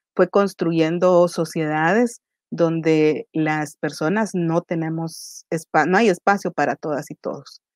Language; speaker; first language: Spanish; native; Spanish